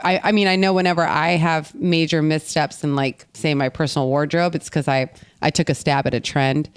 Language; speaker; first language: English; native; English